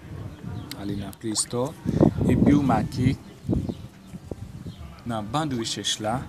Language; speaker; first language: French; non-native, local second language; Haitian Creole